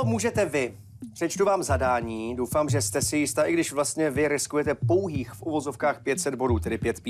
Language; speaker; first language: Czech; native; Czech